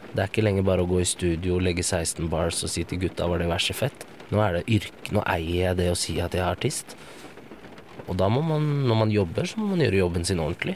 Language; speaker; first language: Norwegian; early bilingual, other home language; Arabic